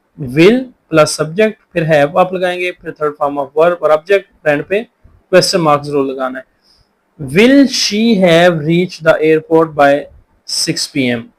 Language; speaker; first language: Urdu; non-native, local second language; Punjabi